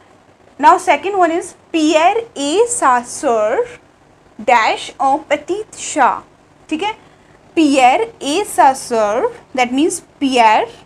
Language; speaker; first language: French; non-native, fluent; Hindi